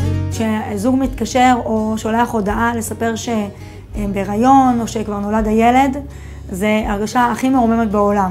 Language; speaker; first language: Hebrew; native; Hebrew